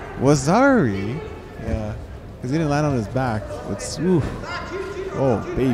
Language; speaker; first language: English; native; English